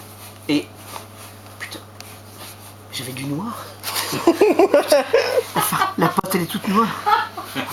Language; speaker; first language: French; native; French